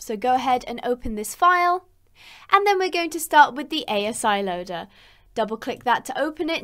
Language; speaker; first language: English; native; English